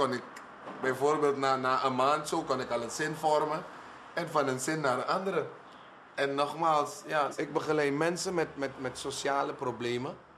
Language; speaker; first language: Dutch; non-native, local second language; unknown